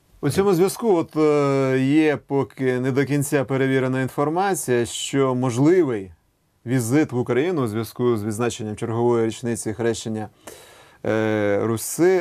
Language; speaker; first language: Ukrainian; native; Ukrainian